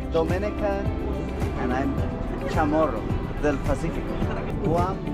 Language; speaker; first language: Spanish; non-native, fluent; English